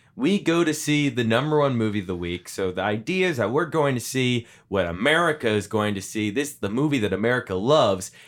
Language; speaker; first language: English; native; English